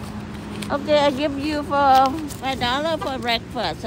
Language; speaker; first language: English; non-native, learner; Vietnamese